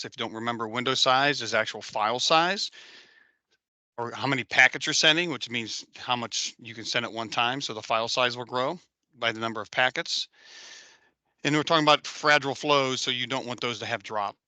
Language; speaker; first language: English; native; English